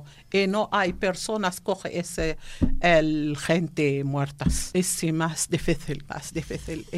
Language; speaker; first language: Spanish; non-native, learner; Arabic